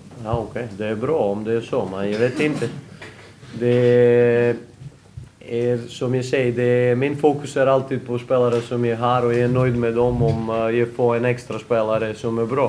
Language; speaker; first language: Swedish; non-native, fluent; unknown